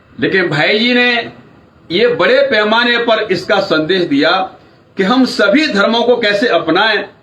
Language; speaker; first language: Hindi; native; Hindi